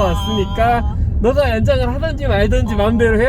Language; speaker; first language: Korean; native; Korean